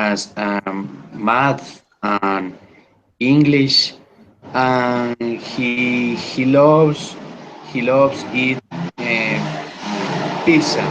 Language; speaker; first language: English; non-native, learner; Spanish